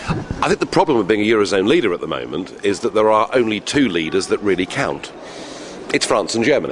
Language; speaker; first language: English; native; English